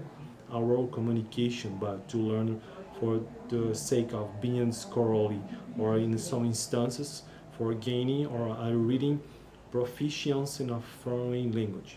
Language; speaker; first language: English; non-native, learner; Portuguese